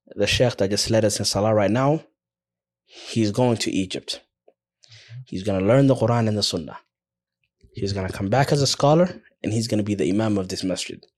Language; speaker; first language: English; early bilingual, other home language; Somali